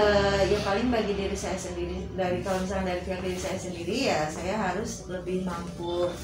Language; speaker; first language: Indonesian; non-native, local second language; Sundanese